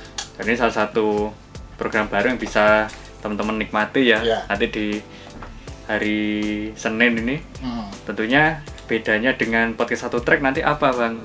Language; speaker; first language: Indonesian; native; Indonesian